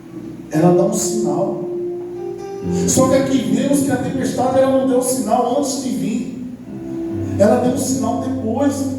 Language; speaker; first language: Portuguese; native; Portuguese